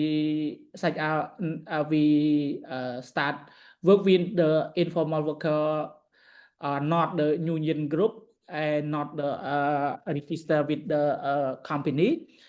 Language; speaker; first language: English; non-native, learner; Khmer